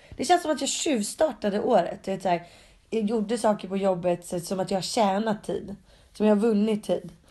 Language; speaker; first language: Swedish; early bilingual, other home language; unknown